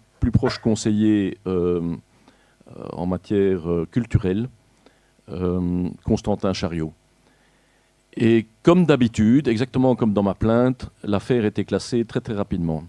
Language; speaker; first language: French; native; French